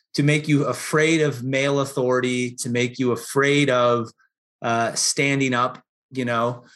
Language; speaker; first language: English; native; English